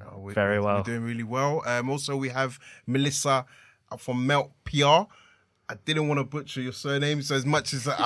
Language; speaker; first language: English; early bilingual, other home language; Akan